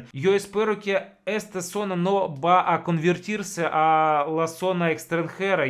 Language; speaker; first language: Spanish; non-native, fluent; Russian